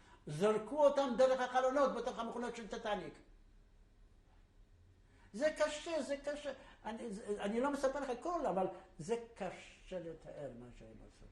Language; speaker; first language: Hebrew; non-native, fluent; Yiddish